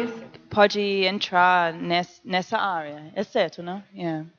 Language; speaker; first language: Portuguese; non-native, learner; English